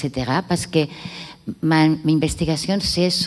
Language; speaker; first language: French; non-native, learner; Catalan